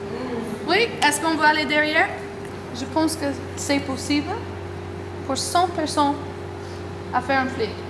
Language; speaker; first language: French; non-native, learner; English